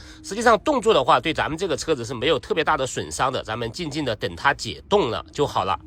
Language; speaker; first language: Chinese; native; Chinese